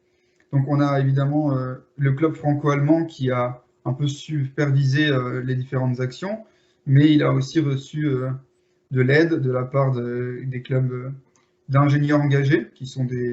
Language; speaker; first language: French; native; French